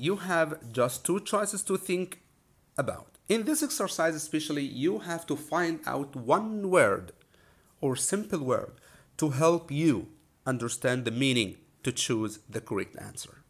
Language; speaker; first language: English; non-native, fluent; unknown